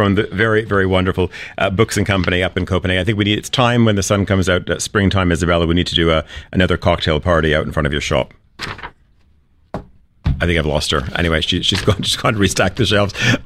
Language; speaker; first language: English; native; English